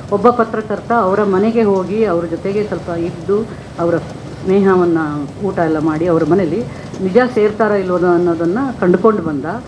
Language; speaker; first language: Kannada; native; Kannada